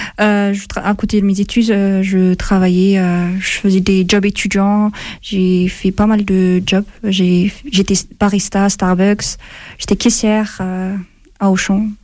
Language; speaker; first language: French; non-native, fluent; Amharic